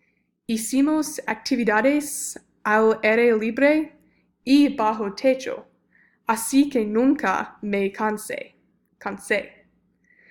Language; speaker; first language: Spanish; non-native, learner; English